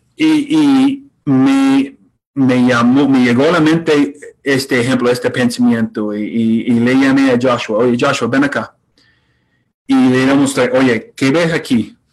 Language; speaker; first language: Spanish; non-native, fluent; English